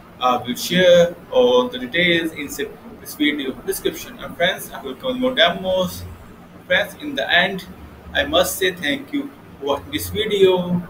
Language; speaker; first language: English; non-native, local second language; Hindi